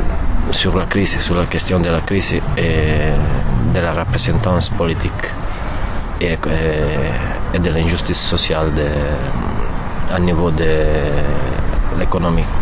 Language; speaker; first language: French; non-native, learner; Italian